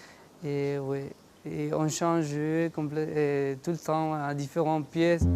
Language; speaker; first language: French; non-native, fluent; Spanish